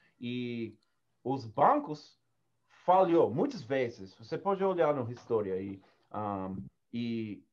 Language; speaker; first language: Portuguese; non-native, learner; English